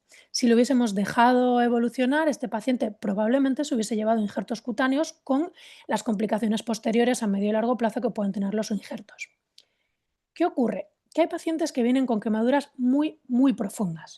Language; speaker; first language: Spanish; native; Spanish